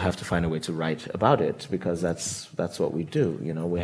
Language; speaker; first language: English; non-native, local second language; Yoruba